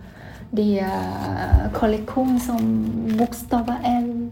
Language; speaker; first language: Swedish; non-native, learner; Thai